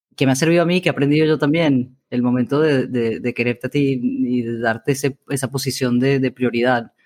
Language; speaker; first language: Spanish; native; Spanish